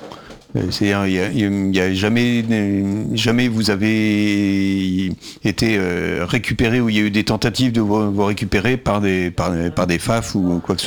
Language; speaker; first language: French; native; French